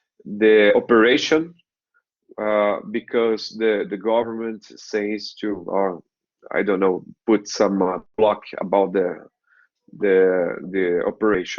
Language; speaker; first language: English; non-native, learner; Portuguese